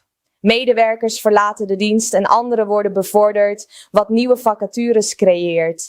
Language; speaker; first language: Dutch; native; Dutch